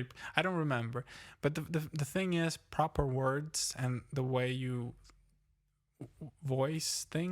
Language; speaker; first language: English; non-native, fluent; Ukrainian